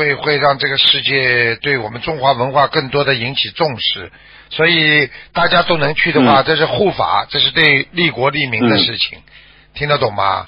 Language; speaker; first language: Chinese; native; Chinese